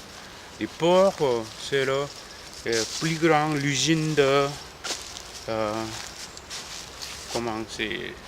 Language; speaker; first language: French; non-native, fluent; Korean